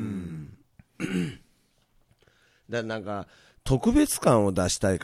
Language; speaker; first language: Japanese; native; Japanese